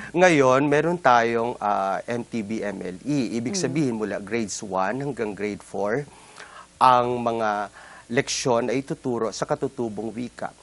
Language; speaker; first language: Filipino; non-native, local second language; Waray